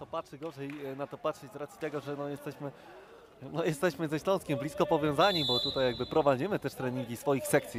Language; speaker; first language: Polish; native; Polish